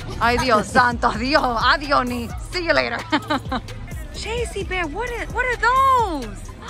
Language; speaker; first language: English; early bilingual, other home language; Spanish